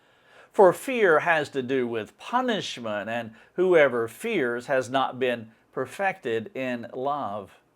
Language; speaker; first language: English; native; English